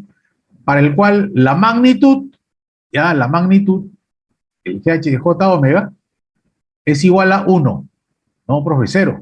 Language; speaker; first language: Spanish; native; Spanish